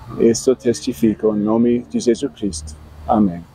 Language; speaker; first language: Portuguese; non-native, learner; English